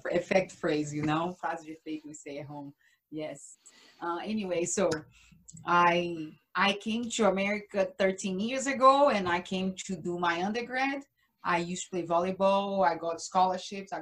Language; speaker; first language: English; non-native, fluent; Portuguese